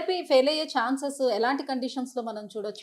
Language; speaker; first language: Telugu; native; Telugu